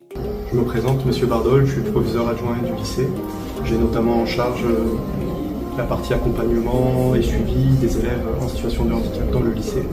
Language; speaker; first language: French; native; French